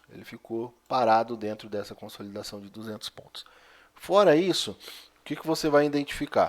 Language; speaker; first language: Portuguese; native; Portuguese